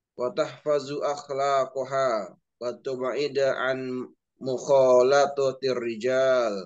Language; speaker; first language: Arabic; non-native, learner; Indonesian